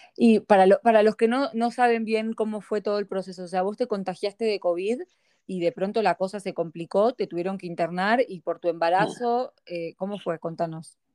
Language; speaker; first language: Spanish; native; Spanish